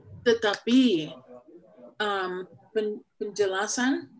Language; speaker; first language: Indonesian; non-native, fluent; English